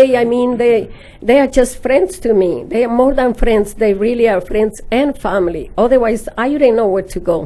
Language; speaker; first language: English; non-native, fluent; Spanish